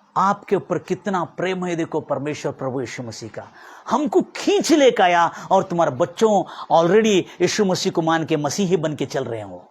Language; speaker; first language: Hindi; non-native, local second language; Kannada